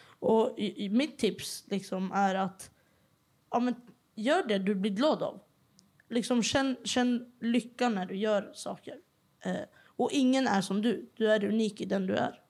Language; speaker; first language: Swedish; early bilingual, other home language; Arabic